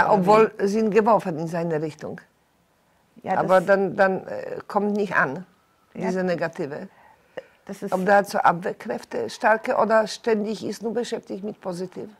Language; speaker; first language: German; non-native, learner; Polish